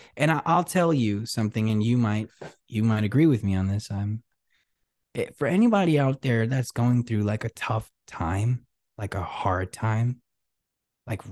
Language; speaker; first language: English; early bilingual, other home language; Spanish